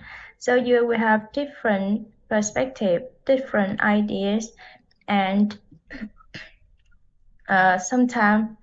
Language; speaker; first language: English; non-native, learner; Vietnamese